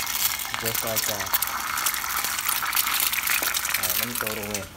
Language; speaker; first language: English; native; English